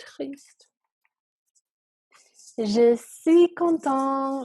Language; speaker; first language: French; non-native, fluent; English